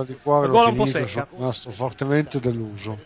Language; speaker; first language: Italian; native; Italian